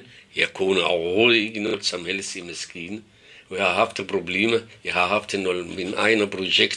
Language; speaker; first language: Danish; non-native, fluent; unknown